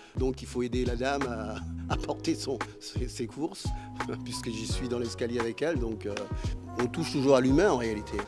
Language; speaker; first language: French; native; French